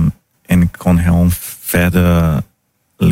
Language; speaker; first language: Dutch; non-native, fluent; Portuguese